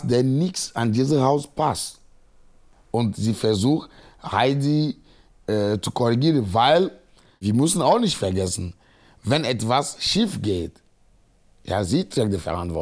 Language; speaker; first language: German; non-native, fluent; Ewe